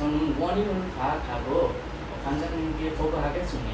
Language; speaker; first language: Korean; non-native, learner; Nepali